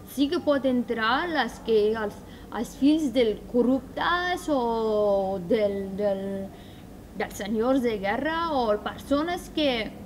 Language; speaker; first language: Catalan; non-native, fluent; Persian